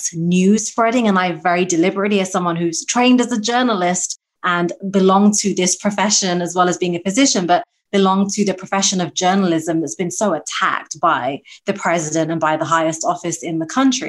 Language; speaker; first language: English; native; English